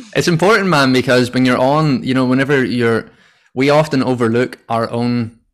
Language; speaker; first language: English; native; English